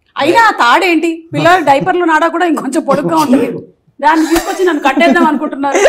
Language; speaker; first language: Telugu; native; Telugu